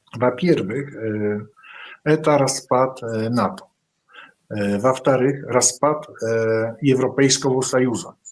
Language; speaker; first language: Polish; non-native, learner; Ukrainian